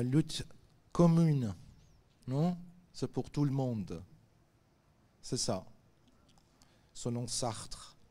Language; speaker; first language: French; non-native, fluent; Persian